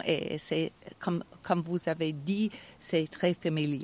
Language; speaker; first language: French; non-native, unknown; English